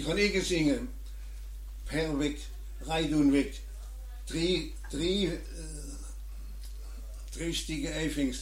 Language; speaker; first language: Swedish; non-native, learner; German